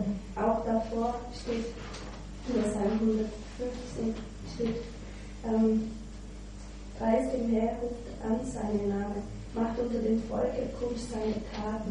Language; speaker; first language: German; non-native, fluent; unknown